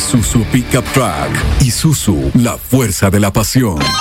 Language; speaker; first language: Spanish; native; Spanish